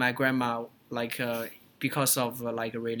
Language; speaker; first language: English; non-native, learner; Chinese